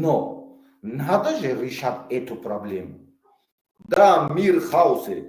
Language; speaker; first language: Russian; non-native, local second language; Tajik